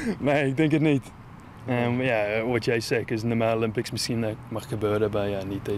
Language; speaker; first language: Dutch; non-native, learner; English